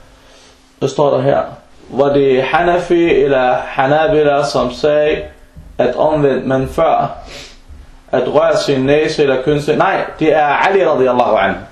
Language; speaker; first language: Danish; early bilingual, other home language; Arabic